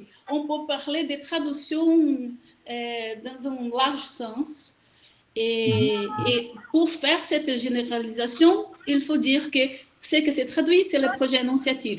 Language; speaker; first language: French; non-native, fluent; Portuguese